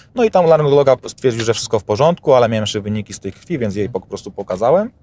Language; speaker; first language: Polish; native; Polish